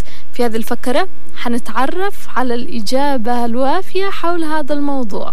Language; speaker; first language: Arabic; native; Arabic